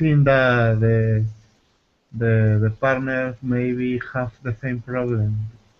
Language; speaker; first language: English; non-native, learner; Spanish